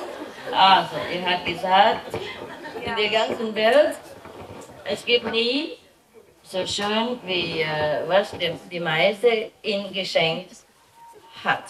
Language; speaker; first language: German; non-native, learner; Vietnamese